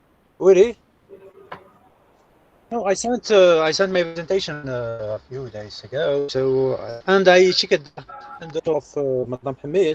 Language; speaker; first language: English; non-native, fluent; Arabic